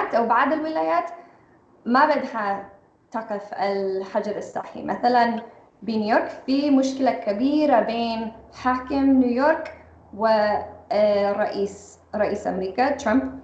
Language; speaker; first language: Arabic; non-native, fluent; English